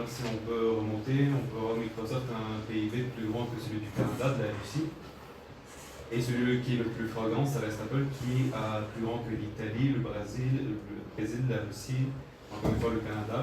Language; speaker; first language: French; non-native, fluent; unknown